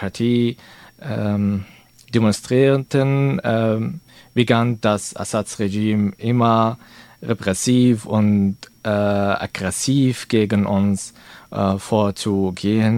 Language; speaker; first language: German; non-native, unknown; Arabic